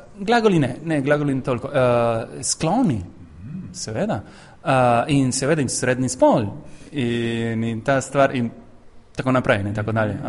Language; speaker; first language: Slovenian; non-native, fluent; Spanish